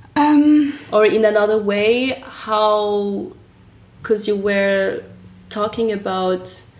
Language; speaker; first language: English; non-native, fluent; French